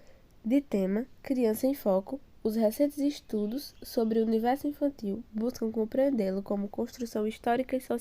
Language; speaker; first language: Portuguese; native; Portuguese